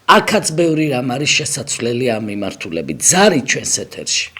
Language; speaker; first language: Georgian; native; Georgian